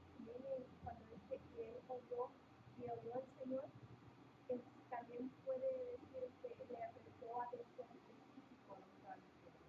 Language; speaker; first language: Spanish; early bilingual, heritage; Spanish